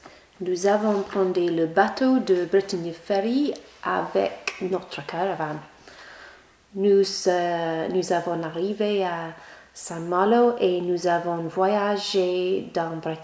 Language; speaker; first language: French; non-native, learner; English